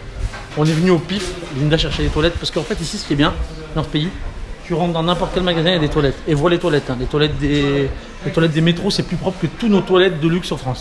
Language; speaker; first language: French; native; French